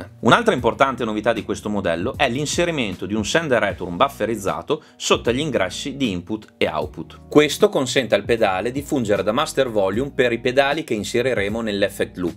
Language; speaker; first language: Italian; native; Italian